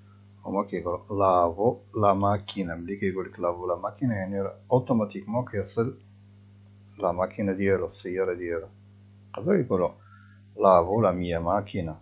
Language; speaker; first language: Italian; non-native, fluent; Arabic